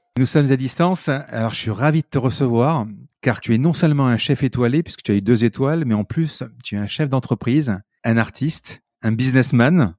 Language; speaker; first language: French; native; French